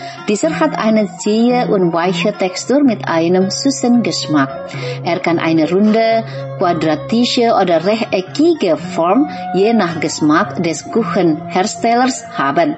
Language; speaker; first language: German; non-native, fluent; Indonesian